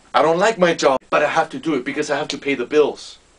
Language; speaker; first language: English; native; English